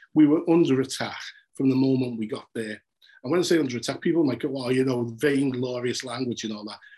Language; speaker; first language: English; native; English